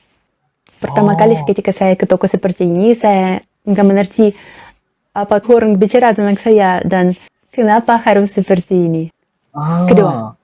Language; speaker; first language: Indonesian; non-native, learner; Russian